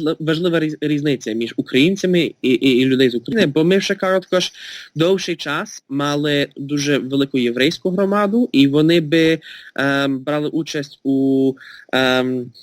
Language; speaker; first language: Ukrainian; early bilingual, heritage; Ukrainian